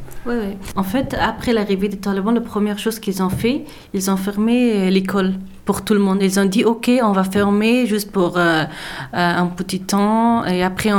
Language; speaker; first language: French; non-native, learner; Persian